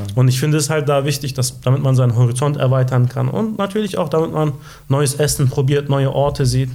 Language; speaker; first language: German; early bilingual, other home language; Turkish